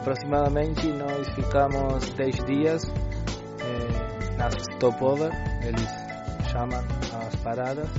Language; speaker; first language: Portuguese; non-native, learner; Spanish